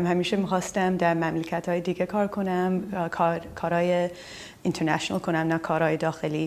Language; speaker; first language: Persian; early bilingual, heritage; Persian